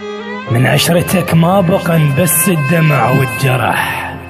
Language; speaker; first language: Arabic; native; Arabic